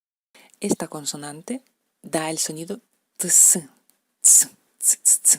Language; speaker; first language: Spanish; non-native, fluent; Russian